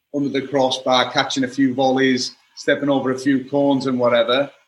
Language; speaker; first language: English; native; English